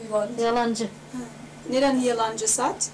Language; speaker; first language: Turkish; non-native, learner; English